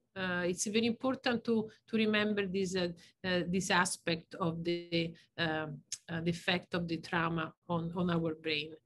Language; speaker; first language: English; non-native, fluent; Italian